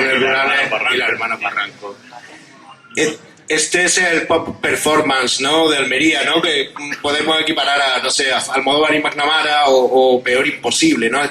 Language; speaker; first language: Spanish; native; Spanish